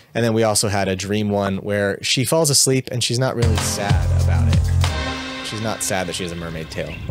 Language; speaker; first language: English; native; English